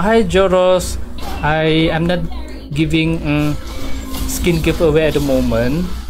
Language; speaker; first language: English; non-native, local second language; Malay